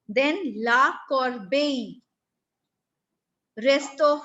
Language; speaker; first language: French; non-native, fluent; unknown